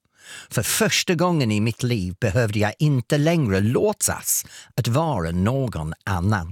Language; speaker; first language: Swedish; non-native, fluent; English